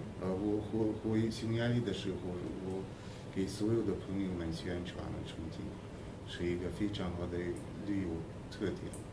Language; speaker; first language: Chinese; non-native, fluent; Hungarian